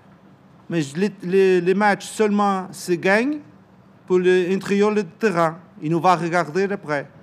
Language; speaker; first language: French; non-native, learner; Portuguese